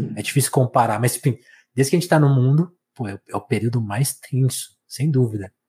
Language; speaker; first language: Portuguese; native; Portuguese